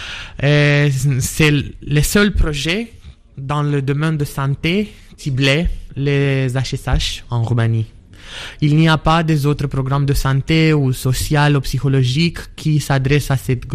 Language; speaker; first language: French; non-native, learner; Romanian